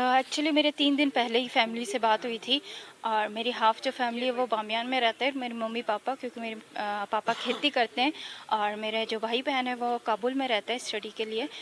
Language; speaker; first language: Hindi; non-native, fluent; Persian